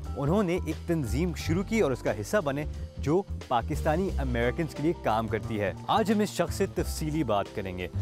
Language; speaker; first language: Urdu; native; Urdu